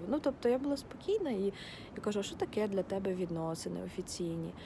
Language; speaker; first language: Ukrainian; non-native, local second language; Russian